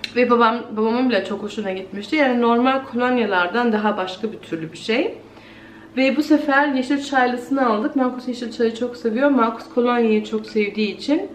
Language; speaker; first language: Turkish; early bilingual, heritage; Turkish